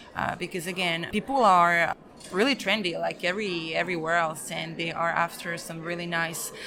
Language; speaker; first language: English; early bilingual, other home language; Serbian